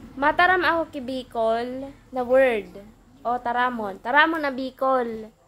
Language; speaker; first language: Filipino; non-native, local second language; Bikol